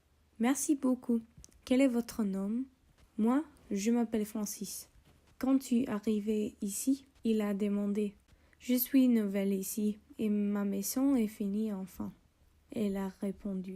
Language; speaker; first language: French; non-native, learner; English